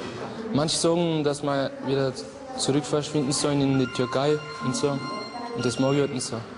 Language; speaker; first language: German; early bilingual, other home language; Turkish